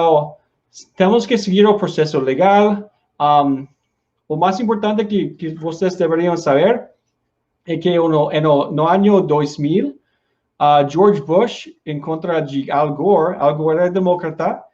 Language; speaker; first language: Portuguese; non-native, learner; Spanish